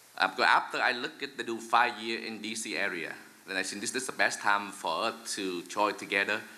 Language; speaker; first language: English; non-native, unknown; Vietnamese